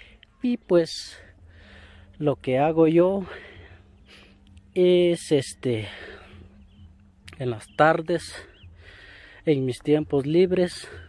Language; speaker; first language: Spanish; native; Spanish